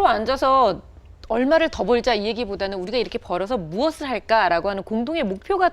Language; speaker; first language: Korean; native; Korean